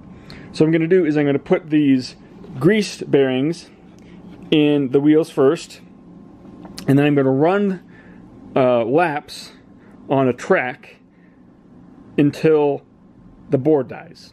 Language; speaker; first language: English; native; English